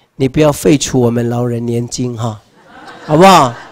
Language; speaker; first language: Chinese; native; Chinese